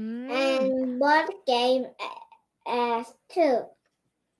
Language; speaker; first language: English; non-native, learner; Korean